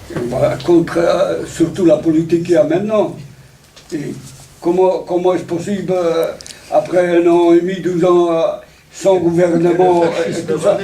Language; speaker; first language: French; non-native, fluent; Italian